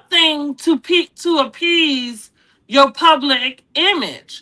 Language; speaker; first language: English; native; English